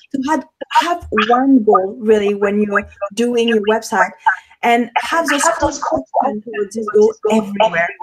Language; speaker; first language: English; non-native, fluent; French